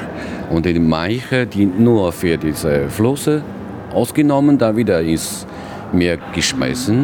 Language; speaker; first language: German; non-native, learner; Chinese